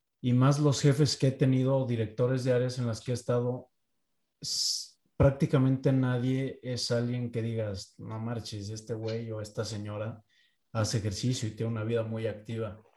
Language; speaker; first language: Spanish; native; Spanish